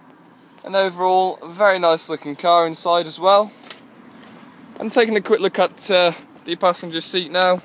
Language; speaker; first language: English; native; English